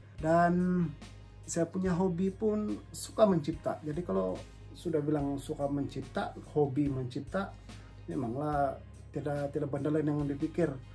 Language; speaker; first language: Malay; non-native, local second language; Central Dusun